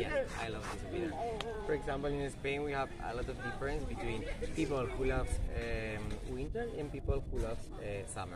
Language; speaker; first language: English; non-native, learner; Spanish